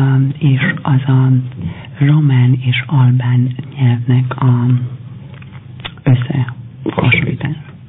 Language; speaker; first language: Hungarian; non-native, fluent; Albanian